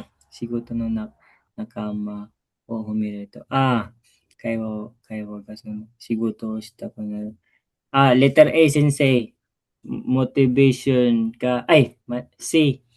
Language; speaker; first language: Japanese; non-native, learner; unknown